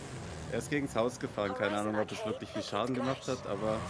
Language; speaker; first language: German; native; German